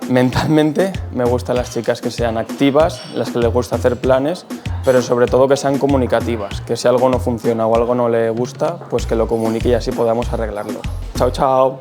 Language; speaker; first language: Spanish; native; Spanish